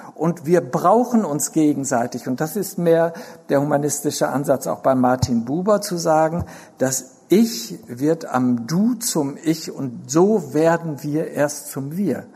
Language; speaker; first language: German; native; German